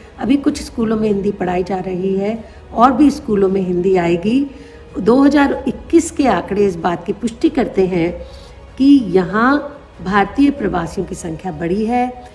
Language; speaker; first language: Hindi; native; Hindi